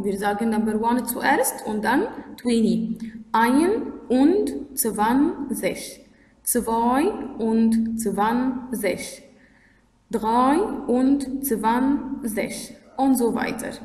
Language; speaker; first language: German; non-native, fluent; Arabic